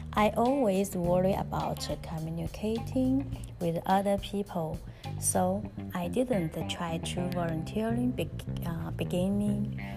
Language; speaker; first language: English; non-native, learner; Chinese